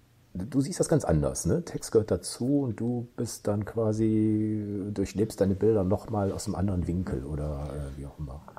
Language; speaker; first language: German; native; German